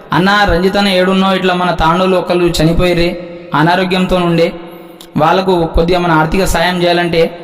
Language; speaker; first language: Telugu; non-native, local second language; Lambadi